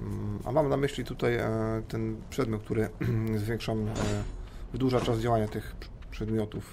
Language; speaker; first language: Polish; native; Polish